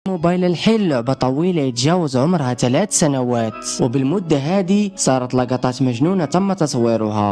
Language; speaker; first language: Arabic; native; Arabic